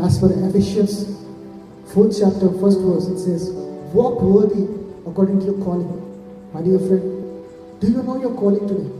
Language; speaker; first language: English; non-native, local second language; Telugu